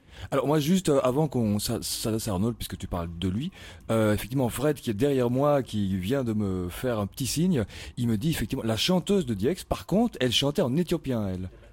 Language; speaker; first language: French; native; French